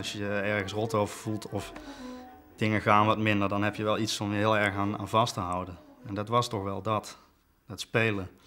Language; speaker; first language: Dutch; native; Dutch